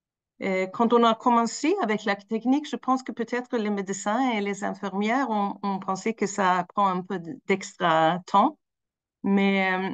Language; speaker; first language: French; non-native, fluent; Swedish